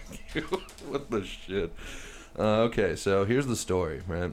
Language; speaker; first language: English; native; English